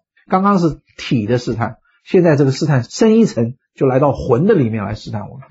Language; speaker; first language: Chinese; native; Chinese